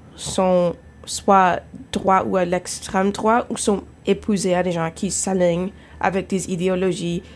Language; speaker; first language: French; non-native, fluent; English